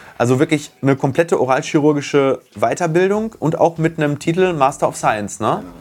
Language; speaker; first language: German; native; German